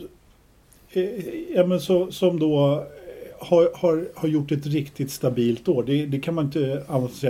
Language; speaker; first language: Swedish; native; Swedish